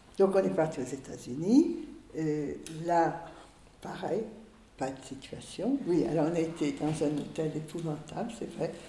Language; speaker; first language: French; early bilingual, other home language; Hungarian